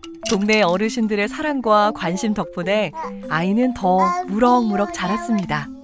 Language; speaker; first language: Korean; native; Korean